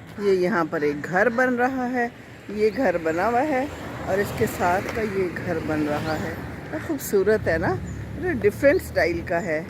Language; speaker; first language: Urdu; non-native, local second language; Punjabi